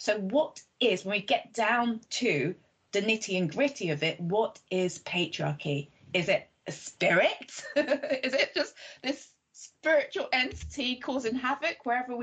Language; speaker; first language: English; native; English